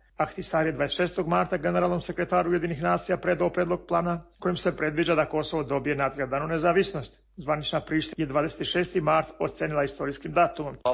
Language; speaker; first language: Serbian; non-native, local second language; Albanian